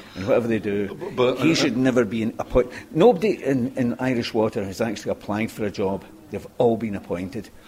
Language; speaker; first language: English; native; English